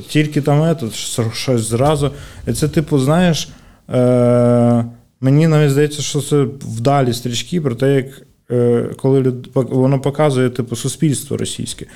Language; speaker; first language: Ukrainian; native; Ukrainian